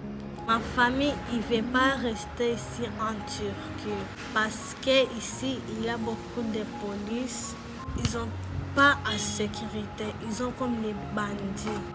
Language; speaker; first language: French; non-native, learner; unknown